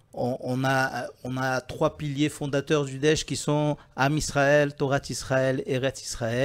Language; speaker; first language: French; native; French